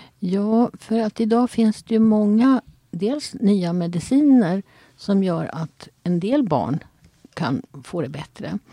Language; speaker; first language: Swedish; native; Swedish